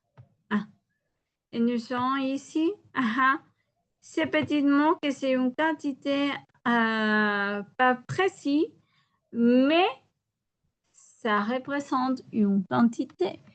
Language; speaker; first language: French; non-native, learner; Spanish